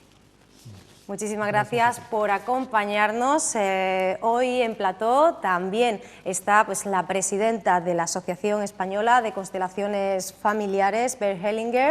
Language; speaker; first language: Spanish; native; Spanish